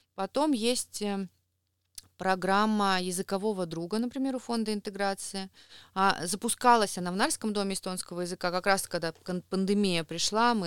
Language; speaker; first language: Russian; native; Russian